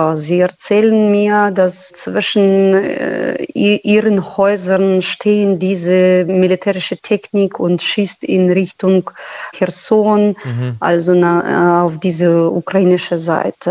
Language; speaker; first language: German; non-native, fluent; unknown